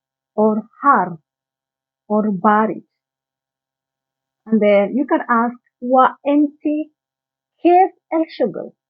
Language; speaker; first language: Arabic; non-native, learner; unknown